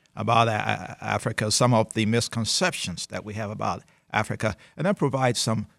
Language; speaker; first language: English; early bilingual, other home language; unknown